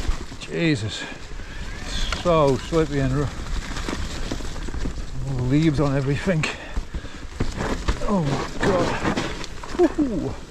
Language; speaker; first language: English; native; English